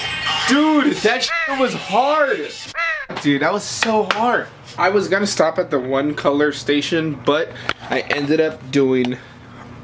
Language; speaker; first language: English; native; English